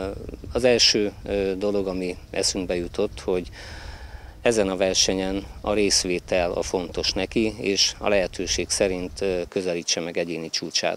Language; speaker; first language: Hungarian; native; Hungarian